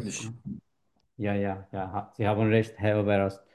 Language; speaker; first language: German; non-native, learner; Turkish